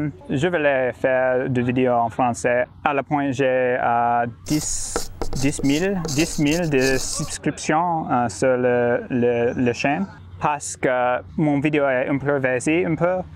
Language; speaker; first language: French; non-native, learner; English